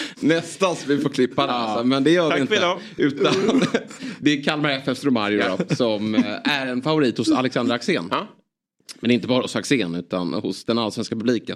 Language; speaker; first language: Swedish; native; Swedish